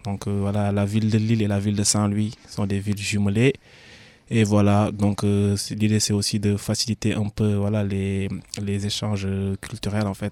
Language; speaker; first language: French; non-native, local second language; Wolof